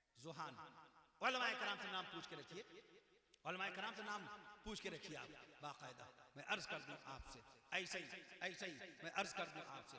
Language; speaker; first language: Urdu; native; Urdu